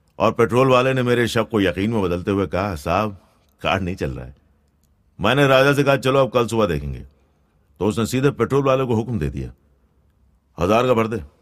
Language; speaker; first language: Hindi; non-native, local second language; Gujarati